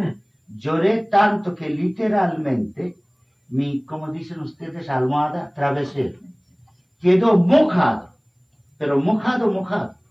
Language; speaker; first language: Spanish; non-native, fluent; Bangla